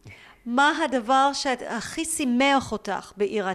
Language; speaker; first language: Hebrew; native; Hebrew